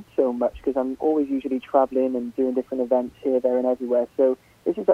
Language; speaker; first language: English; native; English